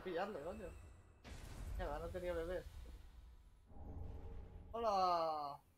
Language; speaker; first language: Spanish; native; Spanish